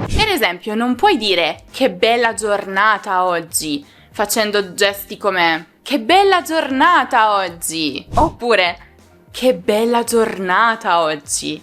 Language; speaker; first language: Italian; native; Italian